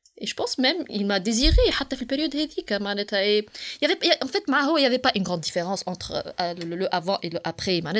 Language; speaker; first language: French; non-native, local second language; Arabic